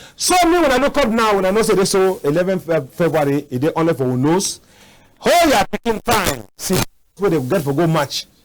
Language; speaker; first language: Nigerian Pidgin; native; Nigerian Pidgin